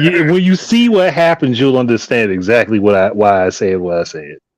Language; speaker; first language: English; native; English